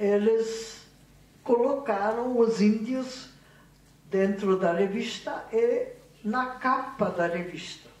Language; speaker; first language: Portuguese; non-native, fluent; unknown